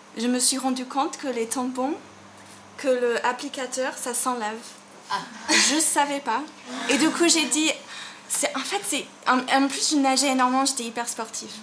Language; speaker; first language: French; non-native, fluent; English